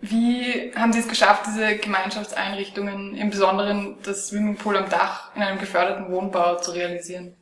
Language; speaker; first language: German; native; German